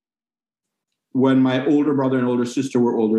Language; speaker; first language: English; non-native, local second language; Cebuano